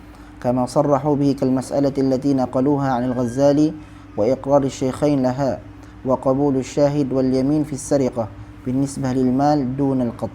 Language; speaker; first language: Arabic; non-native, fluent; Malay